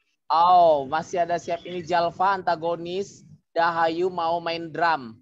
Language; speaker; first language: Indonesian; native; Indonesian